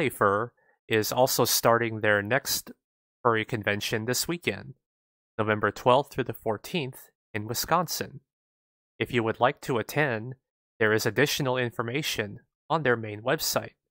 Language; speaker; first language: English; native; English